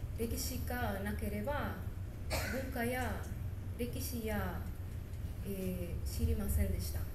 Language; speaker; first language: Japanese; non-native, learner; Spanish